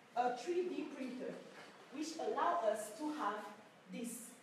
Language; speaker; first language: English; non-native, fluent; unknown